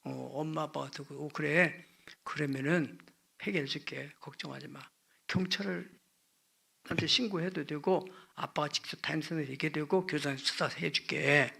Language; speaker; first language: Korean; native; Korean